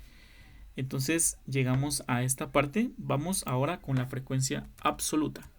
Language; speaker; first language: Spanish; native; Spanish